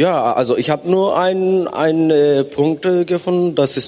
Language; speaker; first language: German; non-native, fluent; Turkish